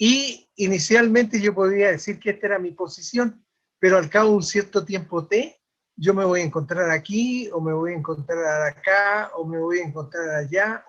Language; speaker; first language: Spanish; native; Spanish